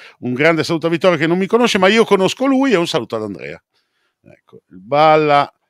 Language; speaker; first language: Italian; native; Italian